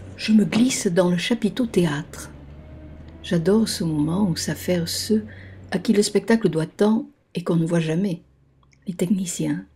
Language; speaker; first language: French; native; French